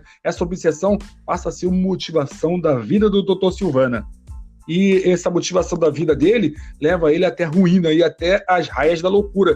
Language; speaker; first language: Portuguese; native; Portuguese